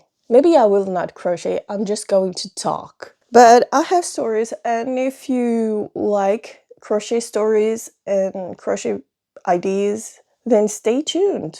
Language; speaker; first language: English; non-native, fluent; French